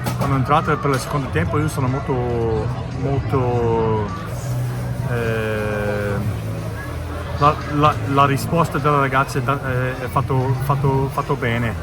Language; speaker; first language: Italian; non-native, learner; English